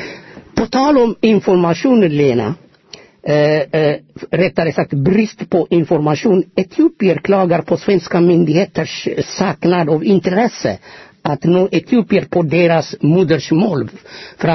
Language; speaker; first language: Swedish; non-native, fluent; Amharic